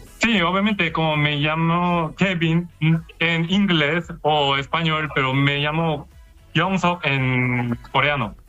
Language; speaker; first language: Spanish; non-native, learner; Korean